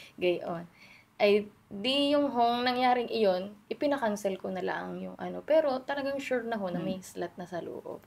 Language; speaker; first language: Filipino; native; Filipino